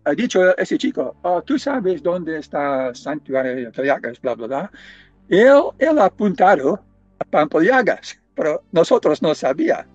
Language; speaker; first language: Spanish; non-native, fluent; English